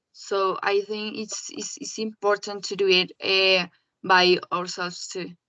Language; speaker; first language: English; non-native, learner; Spanish